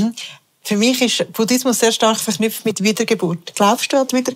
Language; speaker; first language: German; native; German